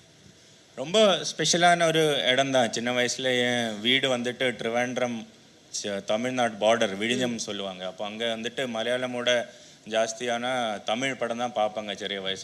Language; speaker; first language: Tamil; non-native, local second language; Malayalam